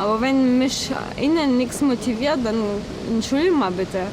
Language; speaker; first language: German; non-native, fluent; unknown